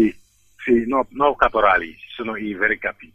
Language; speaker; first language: Italian; non-native, fluent; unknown